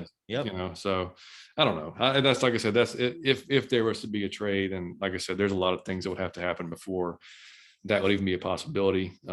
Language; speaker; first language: English; native; English